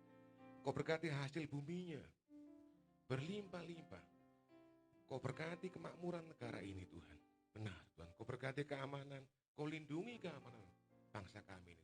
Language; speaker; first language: Indonesian; native; Indonesian